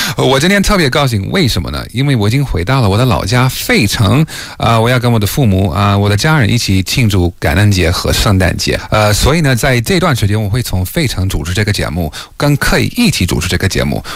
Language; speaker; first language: Chinese; non-native, fluent; English